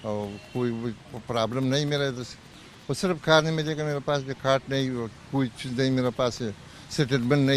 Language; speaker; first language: Hindi; non-native, learner; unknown